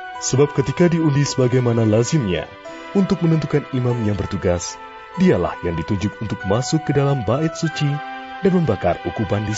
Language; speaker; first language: Indonesian; native; Indonesian